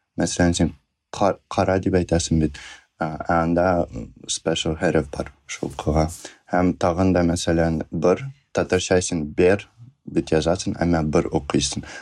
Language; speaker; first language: Tatar; non-native, fluent; Russian